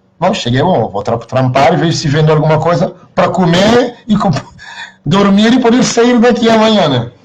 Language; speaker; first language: Portuguese; non-native, local second language; Kabuverdianu